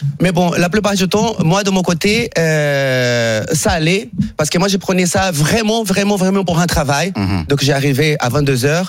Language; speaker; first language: French; non-native, fluent; Portuguese